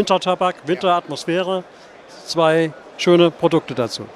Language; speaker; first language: German; native; German